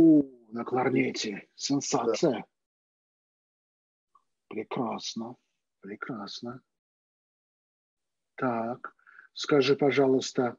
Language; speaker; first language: Russian; native; Russian